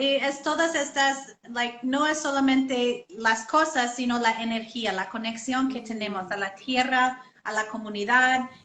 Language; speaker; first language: Spanish; non-native, learner; English